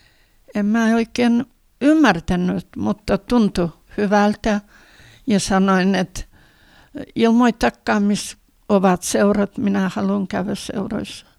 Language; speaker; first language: Finnish; early bilingual, heritage; Finnish